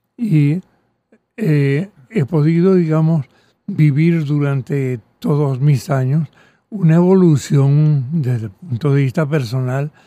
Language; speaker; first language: Spanish; early bilingual, other home language; Catalan